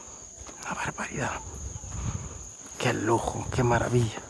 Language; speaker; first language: Spanish; native; Spanish